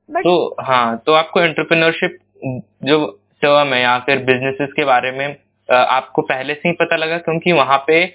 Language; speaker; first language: Hindi; native; Hindi